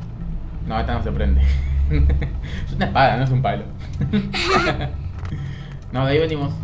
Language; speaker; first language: Spanish; native; Spanish